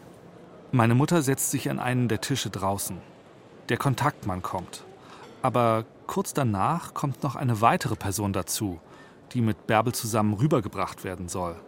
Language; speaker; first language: German; native; German